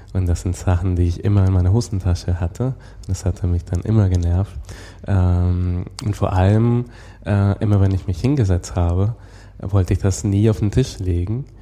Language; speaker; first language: German; non-native, fluent; Spanish